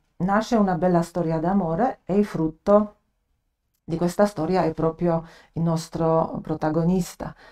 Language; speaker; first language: Italian; non-native, fluent; Polish